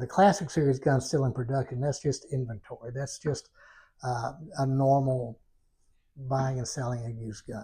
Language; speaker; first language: English; native; English